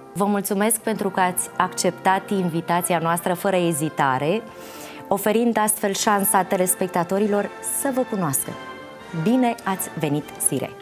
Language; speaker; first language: Romanian; native; Romanian